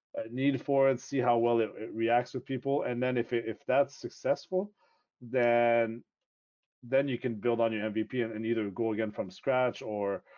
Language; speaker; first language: English; non-native, fluent; French